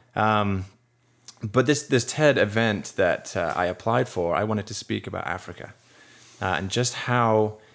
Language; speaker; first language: English; native; English